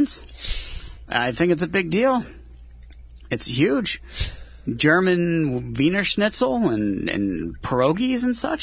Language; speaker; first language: English; native; English